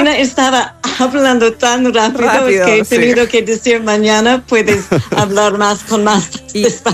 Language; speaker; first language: Spanish; non-native, fluent; English